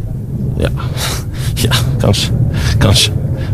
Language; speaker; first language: Norwegian; non-native, learner; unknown